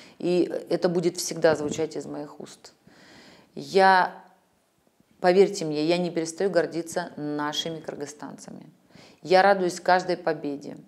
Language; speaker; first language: Russian; native; Russian